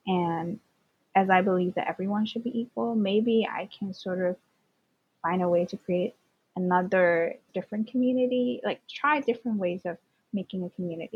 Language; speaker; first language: English; non-native, local second language; Cantonese